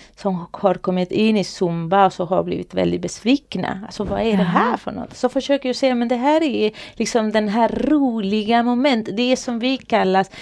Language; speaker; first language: Swedish; non-native, fluent; Spanish